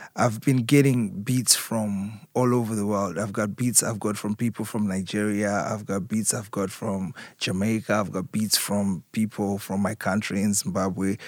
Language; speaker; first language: English; non-native, local second language; Shona